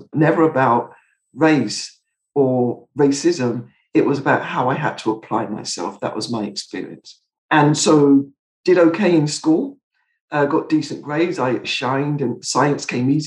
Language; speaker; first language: English; native; English